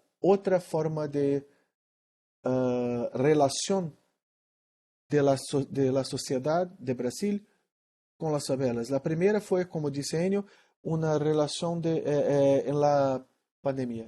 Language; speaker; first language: Spanish; non-native, learner; Portuguese